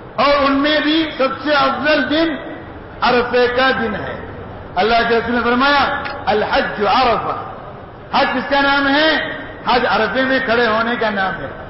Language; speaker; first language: Urdu; non-native, local second language; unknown